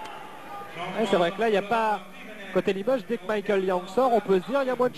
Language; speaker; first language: French; native; French